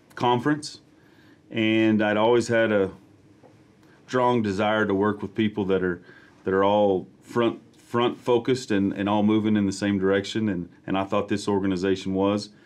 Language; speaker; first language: English; native; English